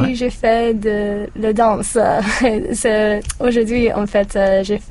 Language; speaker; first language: French; non-native, learner; English